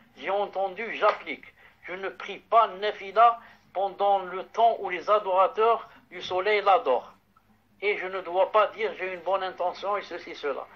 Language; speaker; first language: French; non-native, local second language; Arabic